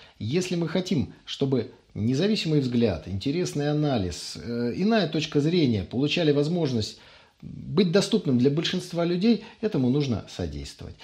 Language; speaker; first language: Russian; native; Russian